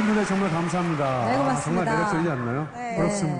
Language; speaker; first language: Korean; native; Korean